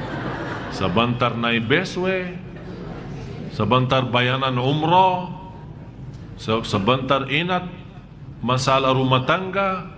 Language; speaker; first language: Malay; non-native, fluent; Arabic